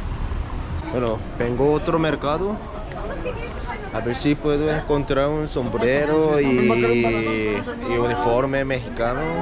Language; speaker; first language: Spanish; non-native, learner; Korean